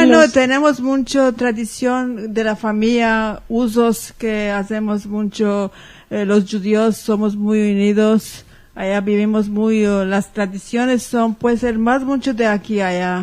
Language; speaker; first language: Spanish; early bilingual, heritage; Ladino